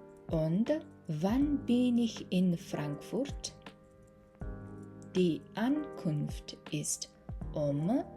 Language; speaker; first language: German; non-native, fluent; Mongolian